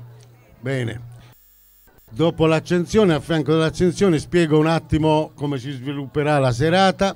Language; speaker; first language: Italian; native; Italian